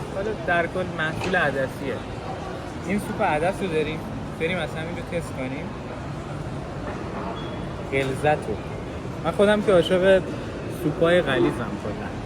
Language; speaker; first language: Persian; native; Persian